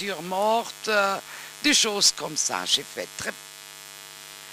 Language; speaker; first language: French; non-native, fluent; German